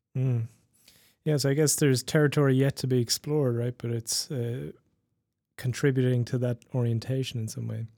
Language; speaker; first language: English; native; English